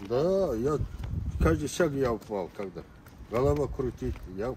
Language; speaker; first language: Russian; non-native, local second language; Kazakh